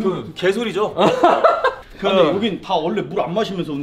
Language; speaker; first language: Korean; native; Korean